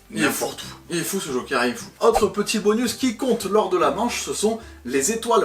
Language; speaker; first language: French; native; French